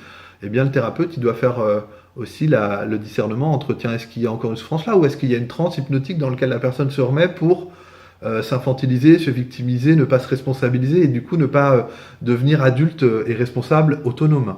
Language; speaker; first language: French; native; French